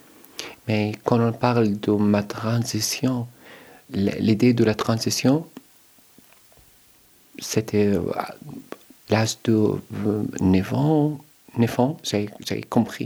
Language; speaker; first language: French; non-native, learner; Arabic